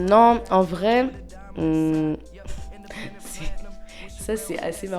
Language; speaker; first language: French; native; French